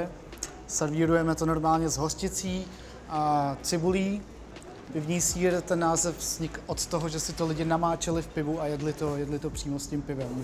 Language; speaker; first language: Czech; native; Czech